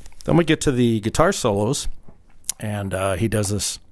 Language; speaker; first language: English; native; English